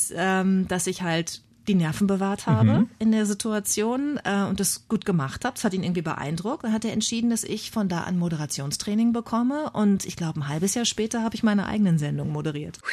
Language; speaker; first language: German; native; German